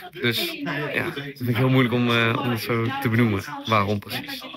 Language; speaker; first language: Dutch; native; Dutch